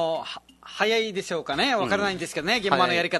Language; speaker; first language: Japanese; non-native, fluent; Nepali